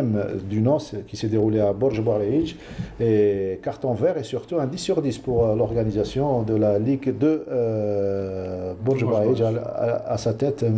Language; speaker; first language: French; non-native, local second language; Arabic